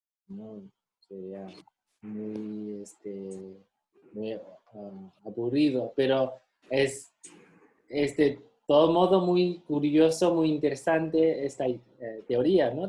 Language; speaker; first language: Spanish; non-native, fluent; Chinese